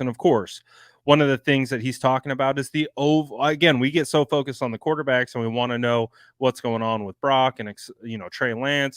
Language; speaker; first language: English; native; English